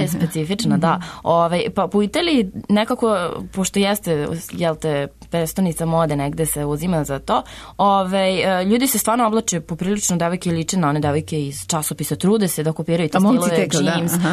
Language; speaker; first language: Serbian; native; Serbian